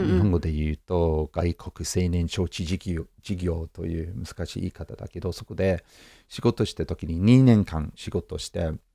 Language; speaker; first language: Japanese; non-native, fluent; English